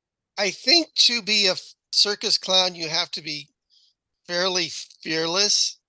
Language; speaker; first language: English; native; English